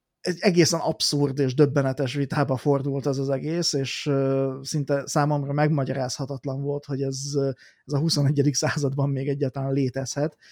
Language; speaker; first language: Hungarian; native; Hungarian